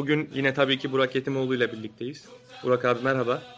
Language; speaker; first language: Turkish; native; Turkish